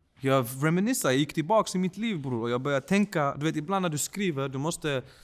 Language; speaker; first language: Swedish; early bilingual, other home language; Spanish